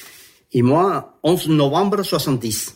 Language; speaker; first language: French; non-native, local second language; Spanish